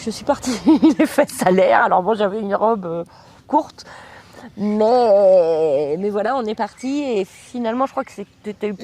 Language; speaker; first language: French; native; French